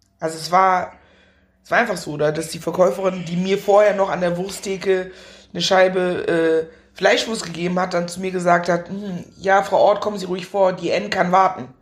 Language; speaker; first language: German; early bilingual, other home language; Akan